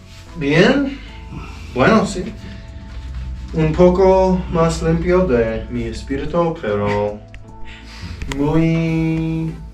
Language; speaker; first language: Spanish; non-native, learner; English